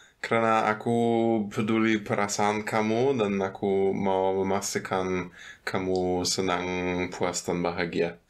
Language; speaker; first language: Indonesian; non-native, fluent; German